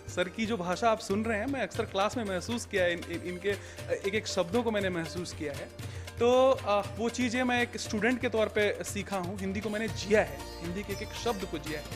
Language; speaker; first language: Hindi; native; Hindi